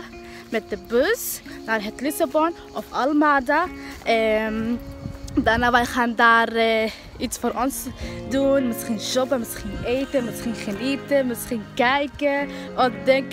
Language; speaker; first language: Dutch; non-native, learner; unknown